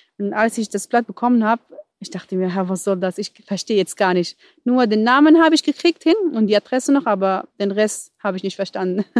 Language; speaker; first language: German; non-native, fluent; Arabic